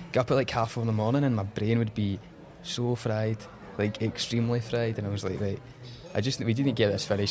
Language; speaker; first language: English; native; English